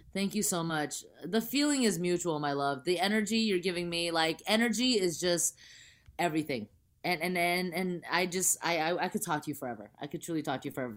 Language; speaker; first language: English; early bilingual, other home language; Chinese